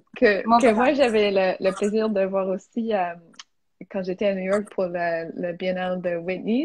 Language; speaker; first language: French; non-native, fluent; English